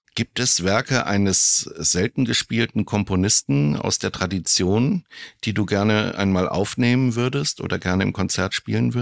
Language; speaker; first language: German; native; German